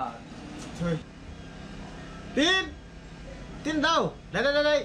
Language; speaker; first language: Vietnamese; non-native, learner; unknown